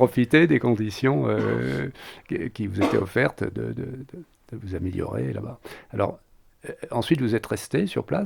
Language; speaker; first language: French; native; French